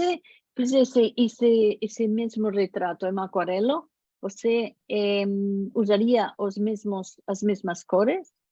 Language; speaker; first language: Portuguese; non-native, learner; Spanish